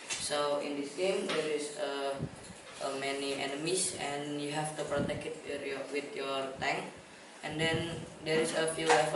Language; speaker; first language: English; non-native, learner; Indonesian